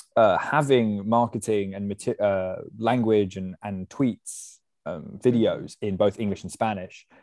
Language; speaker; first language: English; native; English